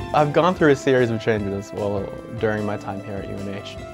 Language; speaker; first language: English; native; English